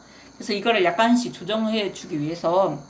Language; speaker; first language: Korean; native; Korean